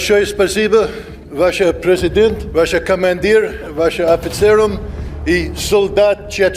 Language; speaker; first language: Russian; non-native, learner; English